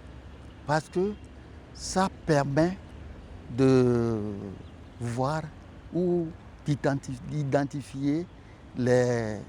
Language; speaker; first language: French; non-native, local second language; Ewe